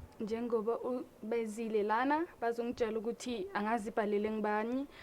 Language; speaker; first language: Zulu; non-native, local second language; South Ndebele